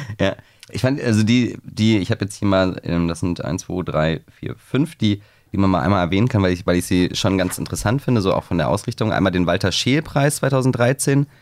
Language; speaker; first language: German; native; German